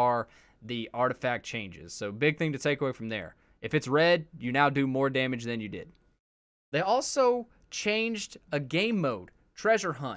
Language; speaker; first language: English; native; English